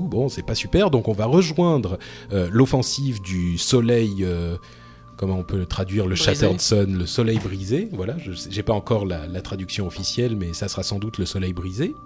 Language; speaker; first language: French; native; French